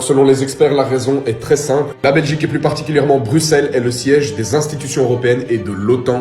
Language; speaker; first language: French; native; French